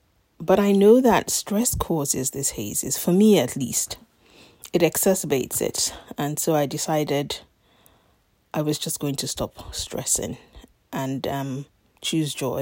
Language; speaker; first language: English; non-native, local second language; Yoruba